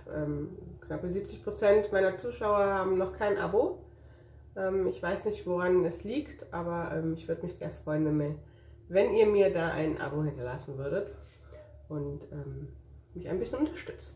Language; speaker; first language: German; native; German